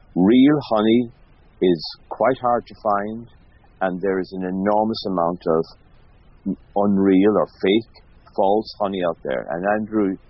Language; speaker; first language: English; native; English